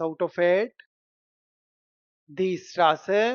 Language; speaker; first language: German; non-native, fluent; Hindi